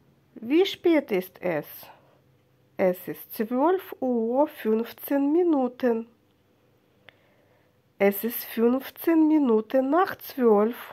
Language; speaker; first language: German; non-native, fluent; Russian